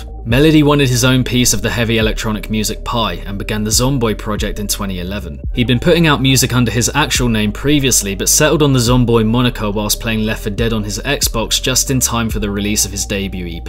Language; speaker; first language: English; native; English